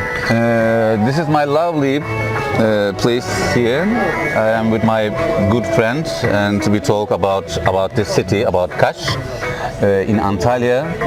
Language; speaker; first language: English; non-native, learner; Turkish